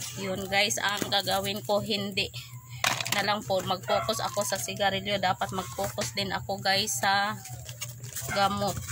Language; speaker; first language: Filipino; non-native, local second language; Cebuano